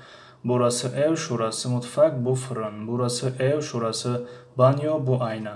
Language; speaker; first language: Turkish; non-native, fluent; Tajik